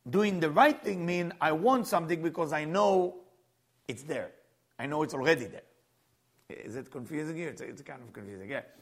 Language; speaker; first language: English; non-native, fluent; Hebrew